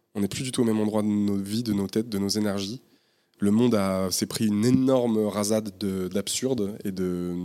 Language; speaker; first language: French; native; French